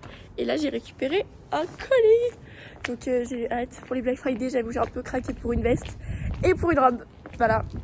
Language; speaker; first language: French; native; French